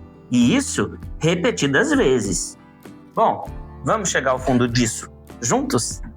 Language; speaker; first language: Portuguese; native; Portuguese